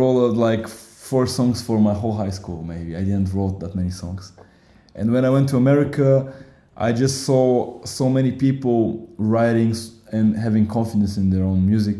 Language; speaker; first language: English; non-native, fluent; Bulgarian